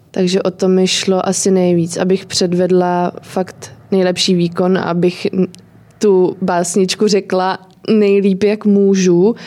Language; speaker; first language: Czech; native; Czech